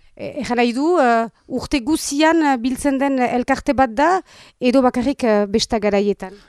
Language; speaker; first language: Basque; native; Basque